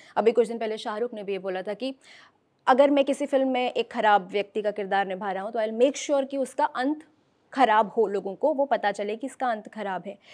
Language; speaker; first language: Hindi; native; Hindi